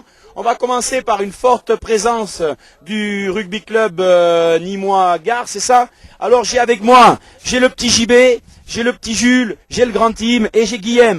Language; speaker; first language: French; native; French